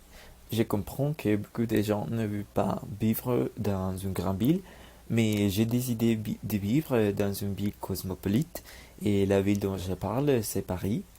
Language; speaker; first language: French; non-native, learner; Spanish